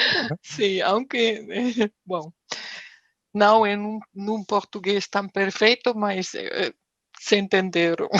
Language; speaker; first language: Portuguese; non-native, fluent; German